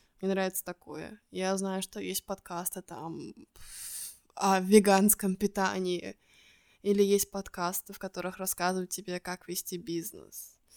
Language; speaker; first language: Russian; native; Russian